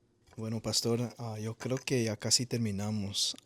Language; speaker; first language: Spanish; early bilingual, heritage; Spanish